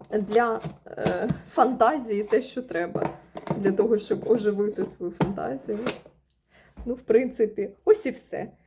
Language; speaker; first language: Ukrainian; non-native, local second language; Russian